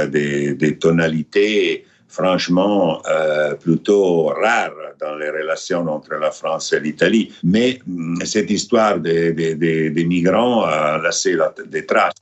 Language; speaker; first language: French; non-native, fluent; Italian